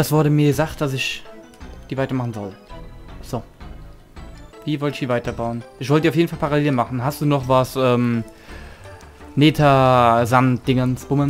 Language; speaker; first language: German; native; German